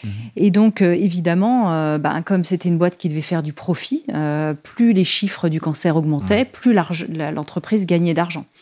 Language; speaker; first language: French; native; French